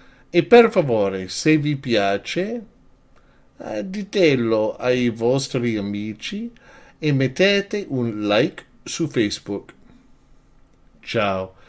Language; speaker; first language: Italian; non-native, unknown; English